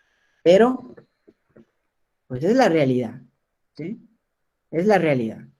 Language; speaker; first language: Spanish; native; Spanish